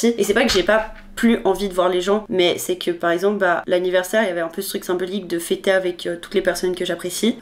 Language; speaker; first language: French; native; French